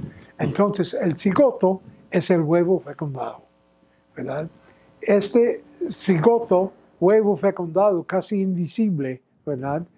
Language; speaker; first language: Spanish; non-native, fluent; English